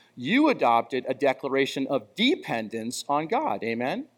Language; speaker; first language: English; native; English